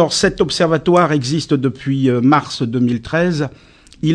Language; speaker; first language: French; native; French